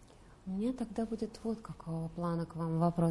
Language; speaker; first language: Russian; native; Russian